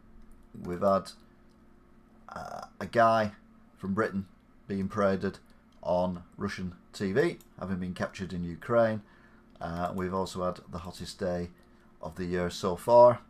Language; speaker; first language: English; native; English